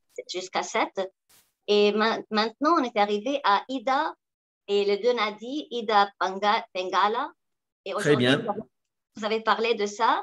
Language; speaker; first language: French; non-native, local second language; Arabic